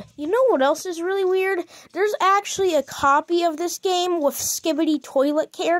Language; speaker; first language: English; native; English